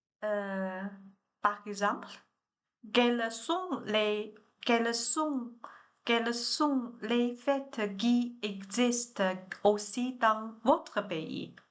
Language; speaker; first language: French; non-native, learner; Chinese